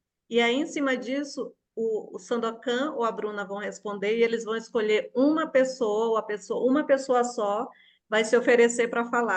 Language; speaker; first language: Portuguese; native; Portuguese